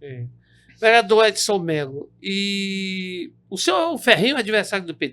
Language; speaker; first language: Portuguese; native; Portuguese